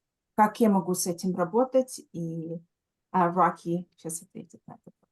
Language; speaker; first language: Russian; early bilingual, heritage; Russian